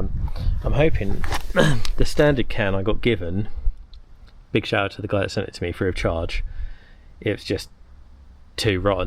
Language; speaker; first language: English; native; English